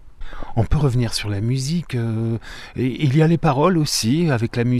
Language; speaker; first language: French; native; French